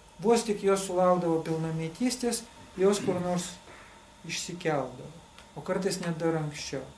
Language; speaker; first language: Lithuanian; non-native, local second language; Russian